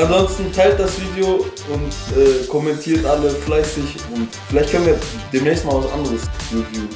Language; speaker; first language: German; native; German